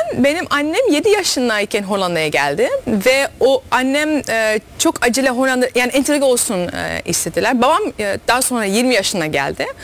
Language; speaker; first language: Turkish; early bilingual, heritage; Dutch